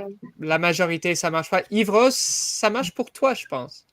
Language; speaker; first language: French; non-native, learner; English